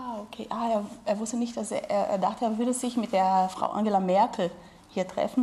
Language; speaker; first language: German; non-native, fluent; Portuguese